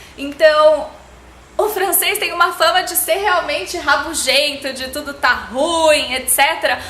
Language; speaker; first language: Portuguese; native; Portuguese